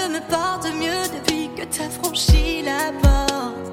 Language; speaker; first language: French; native; French